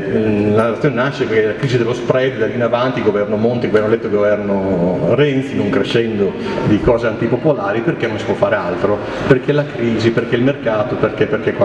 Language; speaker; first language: Italian; native; Italian